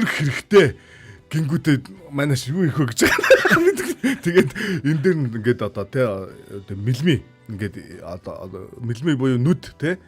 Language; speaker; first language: Mongolian; native; Mongolian